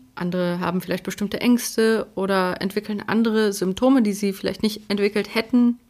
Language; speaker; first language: German; early bilingual, other home language; Polish